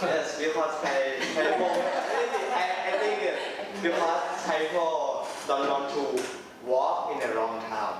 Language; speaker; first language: English; non-native, learner; Thai